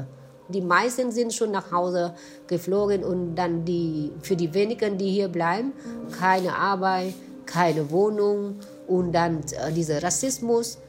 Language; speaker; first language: German; non-native, fluent; Vietnamese